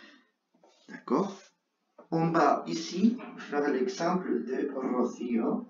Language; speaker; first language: French; non-native, fluent; Spanish